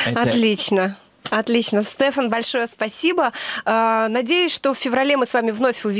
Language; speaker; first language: Russian; native; Russian